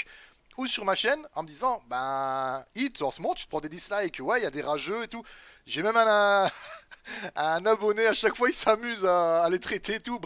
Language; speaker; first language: French; native; French